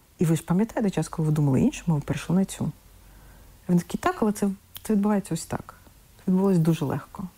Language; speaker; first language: Ukrainian; non-native, local second language; Russian